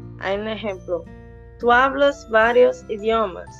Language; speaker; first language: Spanish; non-native, fluent; Portuguese